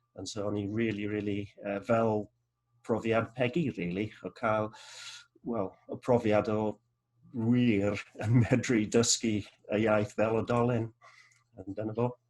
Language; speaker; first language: Welsh; non-native, local second language; English